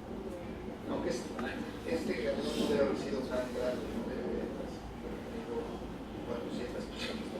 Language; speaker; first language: Spanish; native; Spanish